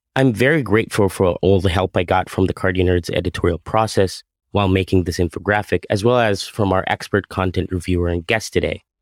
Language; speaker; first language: English; non-native, fluent; Arabic